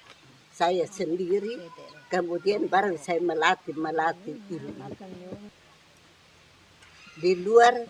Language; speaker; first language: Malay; non-native, local second language; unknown